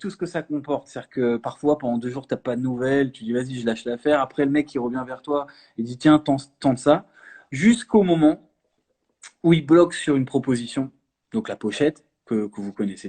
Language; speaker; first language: French; native; French